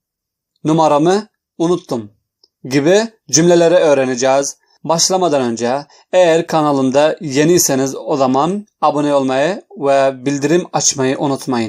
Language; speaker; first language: Turkish; non-native, fluent; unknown